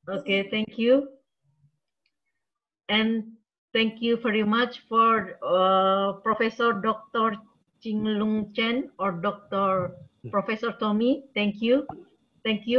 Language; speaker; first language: English; non-native, learner; Indonesian